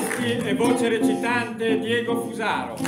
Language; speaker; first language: Italian; native; Italian